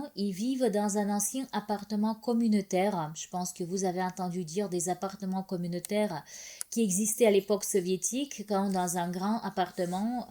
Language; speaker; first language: French; non-native, fluent; Russian